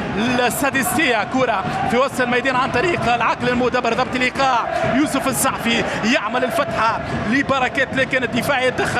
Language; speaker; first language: Arabic; native; Arabic